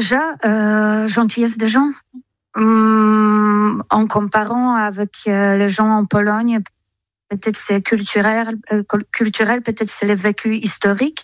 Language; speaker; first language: French; non-native, fluent; Polish